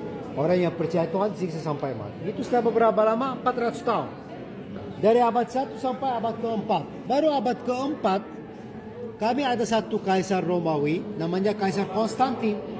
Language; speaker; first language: Indonesian; non-native, fluent; Arabic